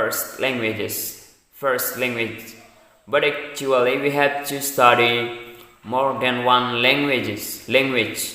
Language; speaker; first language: English; non-native, learner; Indonesian